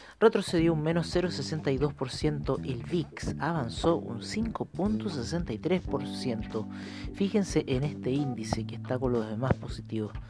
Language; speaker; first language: Spanish; native; Spanish